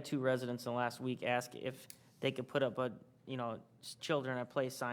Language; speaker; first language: English; native; English